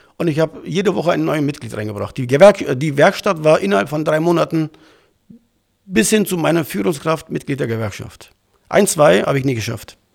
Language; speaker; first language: German; early bilingual, other home language; Turkish